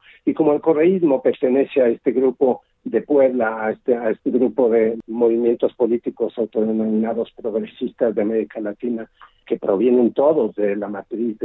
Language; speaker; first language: Spanish; native; Spanish